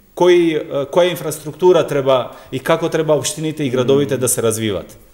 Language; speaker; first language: Macedonian; non-native, local second language; Albanian